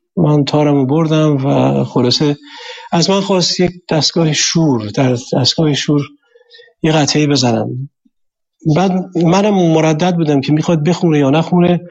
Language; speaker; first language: Persian; native; Persian